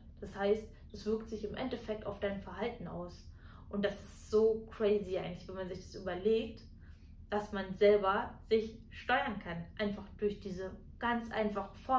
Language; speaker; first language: German; native; German